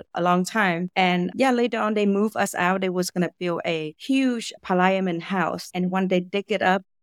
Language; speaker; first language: English; non-native, fluent; Vietnamese